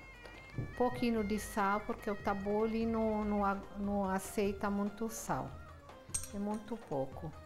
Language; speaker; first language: Portuguese; non-native, fluent; Arabic